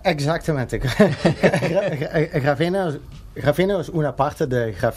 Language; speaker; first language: Spanish; non-native, learner; Dutch